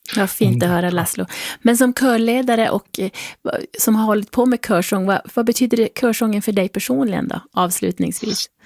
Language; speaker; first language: Swedish; native; Swedish